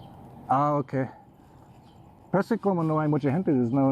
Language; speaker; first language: Spanish; non-native, learner; English